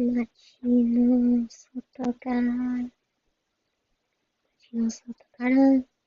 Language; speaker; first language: Japanese; non-native, learner; English